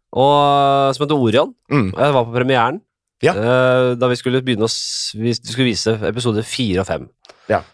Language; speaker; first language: Norwegian; native; Norwegian